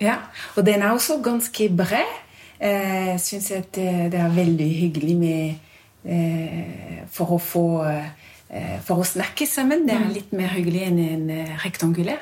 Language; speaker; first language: Norwegian; non-native, fluent; French